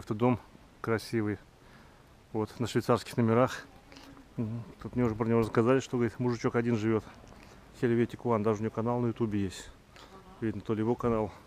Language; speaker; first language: Russian; native; Russian